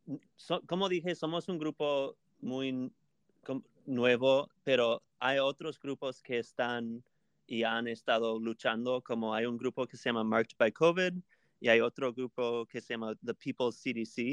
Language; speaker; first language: Spanish; non-native, fluent; English